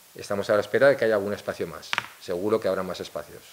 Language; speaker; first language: Spanish; non-native, local second language; Catalan